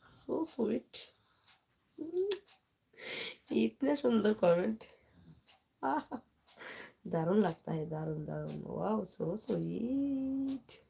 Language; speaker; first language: Hindi; non-native, local second language; Bangla